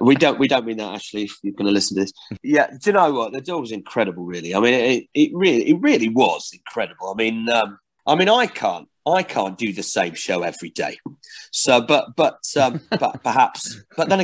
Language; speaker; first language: English; native; English